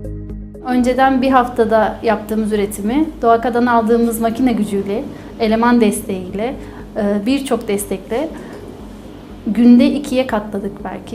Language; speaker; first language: Turkish; native; Turkish